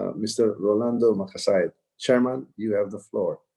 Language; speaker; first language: English; non-native, local second language; Filipino